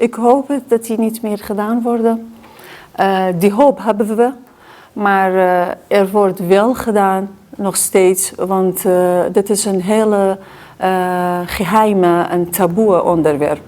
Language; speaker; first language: Dutch; non-native, fluent; Kurdish